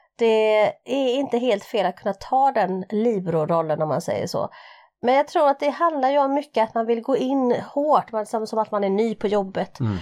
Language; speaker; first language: Swedish; early bilingual, other home language; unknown